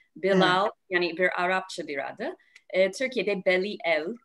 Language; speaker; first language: Turkish; non-native, learner; English